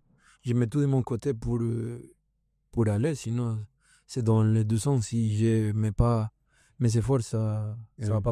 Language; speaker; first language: French; non-native, fluent; Spanish